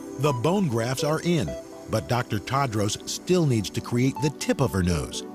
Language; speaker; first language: English; native; English